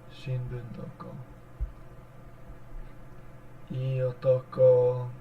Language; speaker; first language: Japanese; non-native, learner; English